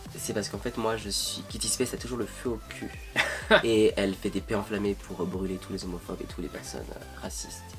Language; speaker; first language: French; native; French